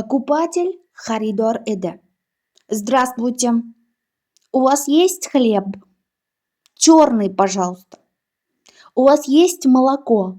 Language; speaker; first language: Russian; non-native, fluent; Uzbek